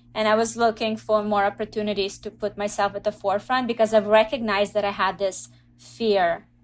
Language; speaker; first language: English; early bilingual, other home language; Russian